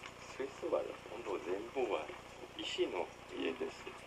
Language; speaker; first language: Japanese; non-native, learner; French